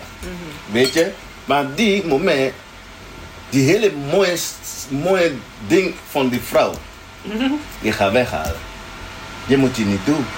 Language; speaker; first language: Dutch; non-native, learner; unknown